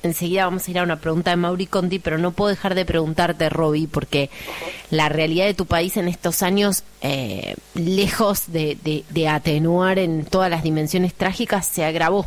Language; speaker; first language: Spanish; native; Spanish